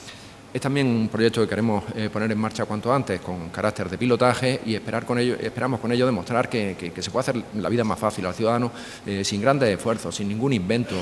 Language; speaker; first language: Spanish; native; Spanish